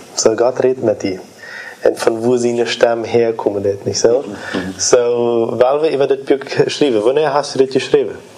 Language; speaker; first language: German; early bilingual, heritage; Plautdietsch